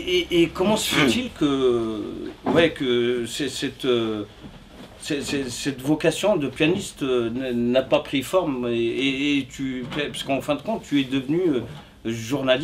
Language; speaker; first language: French; native; French